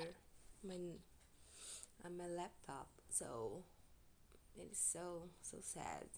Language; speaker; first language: English; non-native, fluent; Portuguese